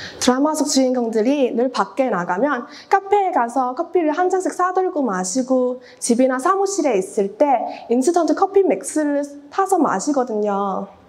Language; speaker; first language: Korean; non-native, fluent; Cantonese